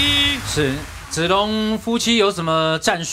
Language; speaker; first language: Chinese; native; Chinese